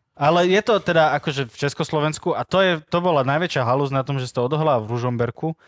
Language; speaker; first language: Slovak; native; Slovak